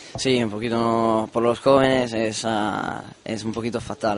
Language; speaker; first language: Spanish; non-native, learner; Italian